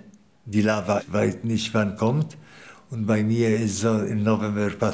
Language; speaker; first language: German; non-native, learner; Polish